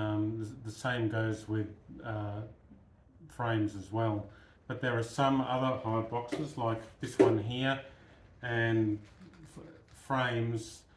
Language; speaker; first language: English; native; English